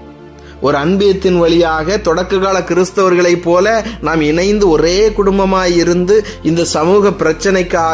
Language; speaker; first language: Tamil; native; Tamil